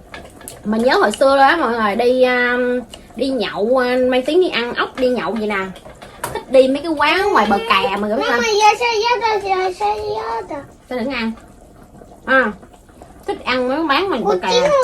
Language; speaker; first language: Vietnamese; native; Vietnamese